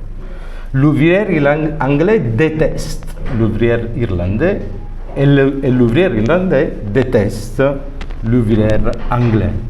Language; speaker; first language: French; non-native, fluent; Italian